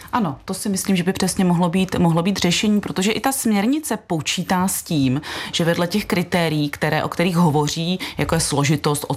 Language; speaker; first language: Czech; native; Czech